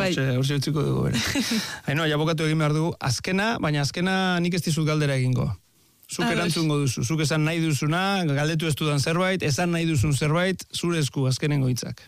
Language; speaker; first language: Basque; native; Basque